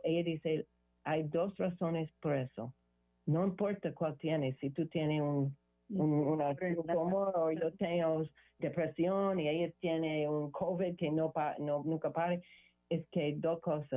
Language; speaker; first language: Spanish; non-native, learner; English